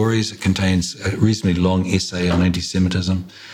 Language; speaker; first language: English; native; English